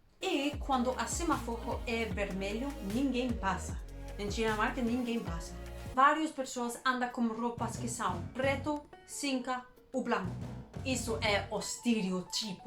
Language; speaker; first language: Portuguese; non-native, learner; Danish